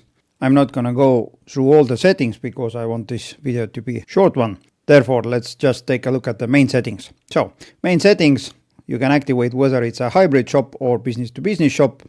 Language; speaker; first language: English; non-native, fluent; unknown